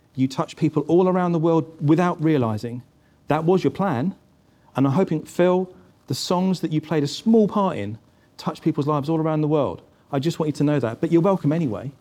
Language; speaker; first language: English; native; English